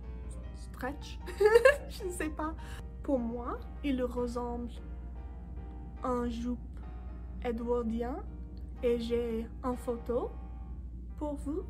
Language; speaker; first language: French; non-native, learner; English